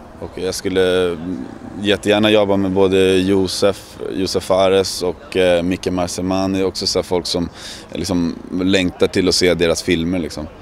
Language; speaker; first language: Swedish; native; Swedish